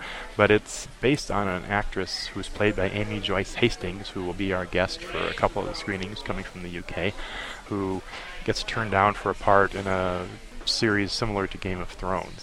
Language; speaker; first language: English; native; English